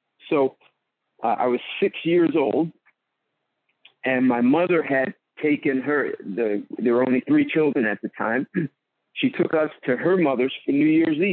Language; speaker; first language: English; native; English